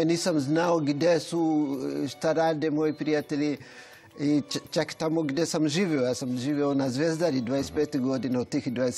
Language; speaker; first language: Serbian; non-native, fluent; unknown